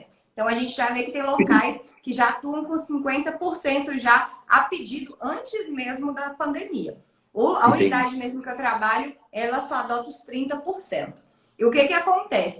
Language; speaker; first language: Portuguese; native; Portuguese